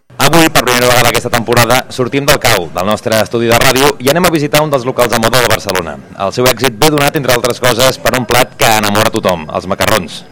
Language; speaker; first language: Catalan; native; Catalan